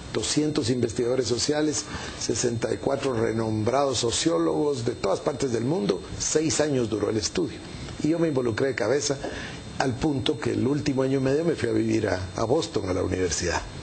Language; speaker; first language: Spanish; native; Spanish